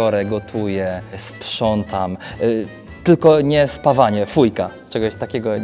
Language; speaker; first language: Polish; native; Polish